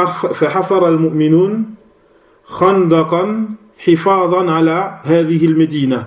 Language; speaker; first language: Arabic; non-native, fluent; French